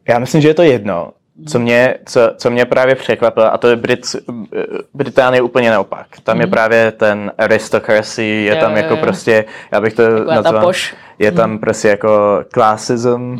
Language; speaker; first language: Czech; early bilingual, heritage; Czech